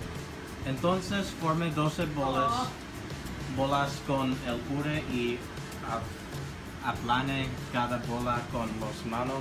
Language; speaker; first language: Spanish; non-native, learner; English